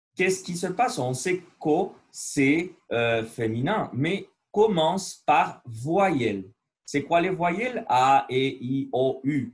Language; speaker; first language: French; non-native, learner; Spanish